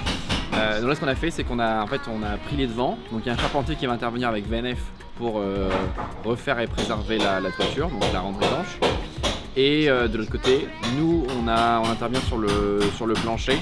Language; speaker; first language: French; native; French